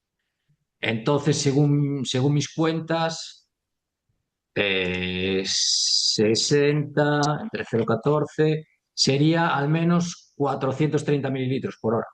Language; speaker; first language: Spanish; native; Spanish